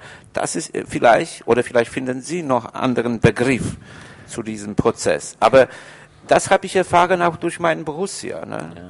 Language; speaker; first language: German; non-native, fluent; Polish